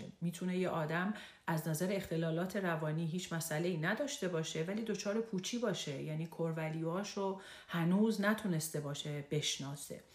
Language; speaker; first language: Persian; native; Persian